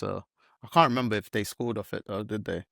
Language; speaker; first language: English; native; English